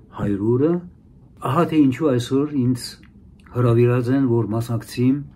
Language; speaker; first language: Armenian; early bilingual, heritage; Armenian